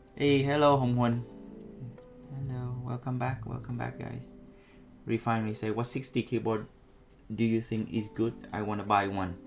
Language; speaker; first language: English; non-native, fluent; Vietnamese